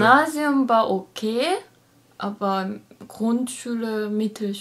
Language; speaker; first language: German; non-native, learner; Japanese